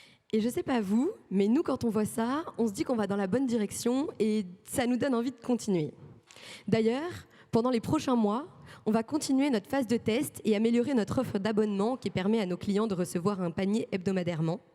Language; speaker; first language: French; native; French